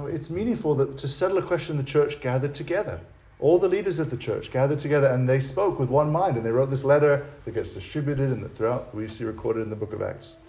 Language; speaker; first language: English; native; English